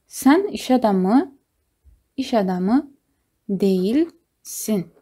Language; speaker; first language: Turkish; non-native, fluent; Kazakh